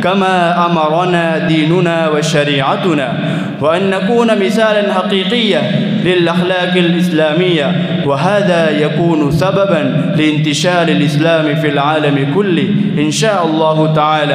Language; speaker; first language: Arabic; non-native, learner; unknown